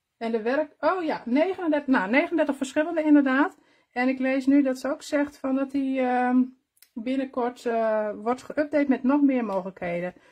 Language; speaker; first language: Dutch; native; Dutch